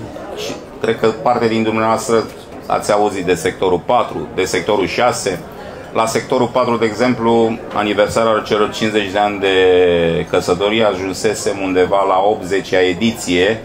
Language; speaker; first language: Romanian; native; Romanian